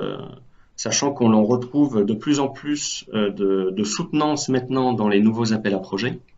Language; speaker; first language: French; native; French